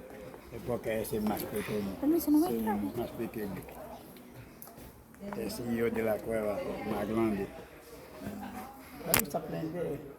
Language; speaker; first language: Spanish; non-native, learner; Haitian Creole